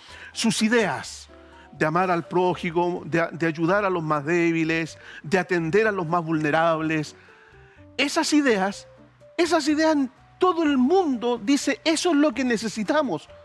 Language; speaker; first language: Spanish; native; Spanish